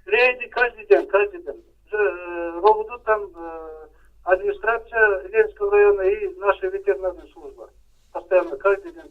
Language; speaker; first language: Russian; non-native, local second language; Kyrgyz